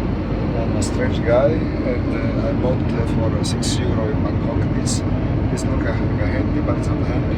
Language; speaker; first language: English; non-native, learner; Italian